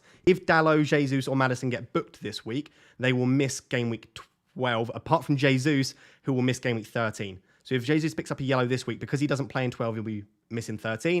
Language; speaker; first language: English; native; English